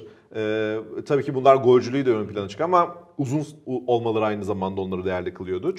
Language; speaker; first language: Turkish; native; Turkish